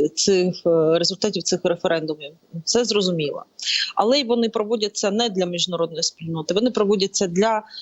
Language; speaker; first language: Ukrainian; native; Ukrainian